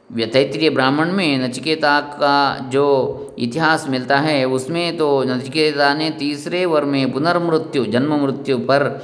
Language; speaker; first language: Hindi; non-native, local second language; Kannada